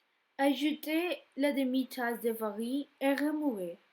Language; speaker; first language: French; non-native, learner; Spanish